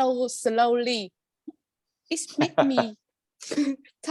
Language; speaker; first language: English; non-native, learner; Vietnamese